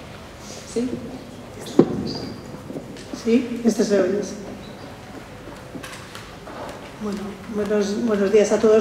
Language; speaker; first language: Spanish; native; Spanish